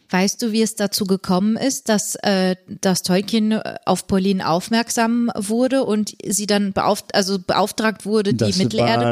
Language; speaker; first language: German; native; German